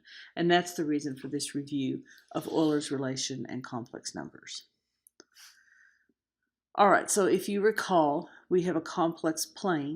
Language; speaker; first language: English; native; English